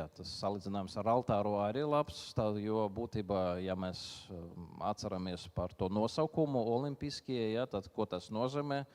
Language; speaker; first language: Latvian; non-native, local second language; Russian